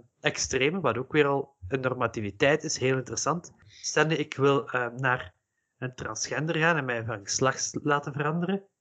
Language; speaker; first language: Dutch; native; Dutch